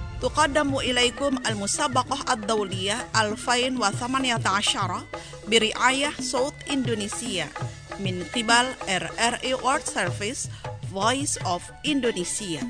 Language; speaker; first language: Arabic; non-native, fluent; Indonesian